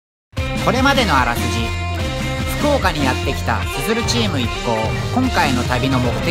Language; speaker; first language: Japanese; native; Japanese